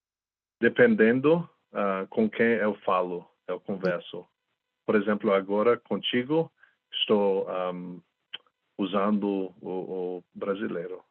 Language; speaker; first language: Portuguese; non-native, fluent; English